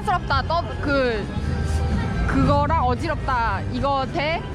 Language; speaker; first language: Korean; non-native, fluent; Chinese